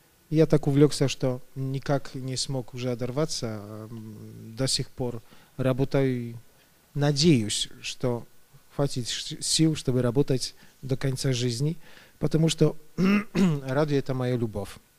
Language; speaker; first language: Russian; non-native, fluent; Polish